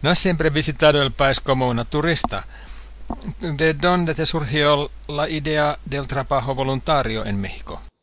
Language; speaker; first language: Spanish; non-native, fluent; Finnish